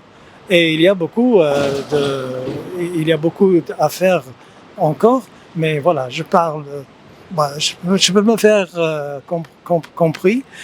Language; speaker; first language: French; early bilingual, heritage; English